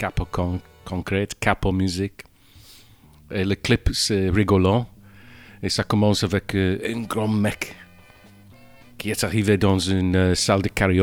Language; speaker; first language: French; non-native, fluent; English